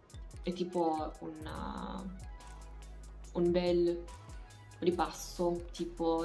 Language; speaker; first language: Italian; non-native, fluent; English